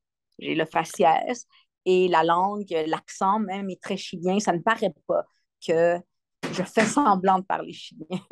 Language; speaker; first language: French; early bilingual, other home language; Spanish